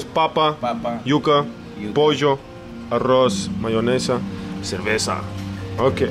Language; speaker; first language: Spanish; non-native, learner; English